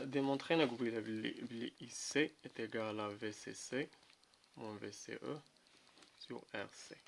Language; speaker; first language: French; non-native, local second language; Arabic